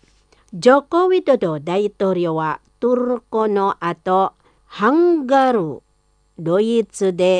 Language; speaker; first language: Japanese; non-native, fluent; Indonesian